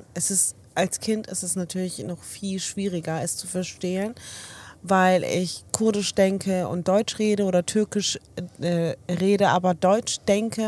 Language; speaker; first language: German; early bilingual, other home language; Arabic